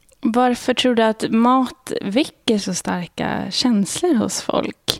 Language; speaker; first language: Swedish; native; Swedish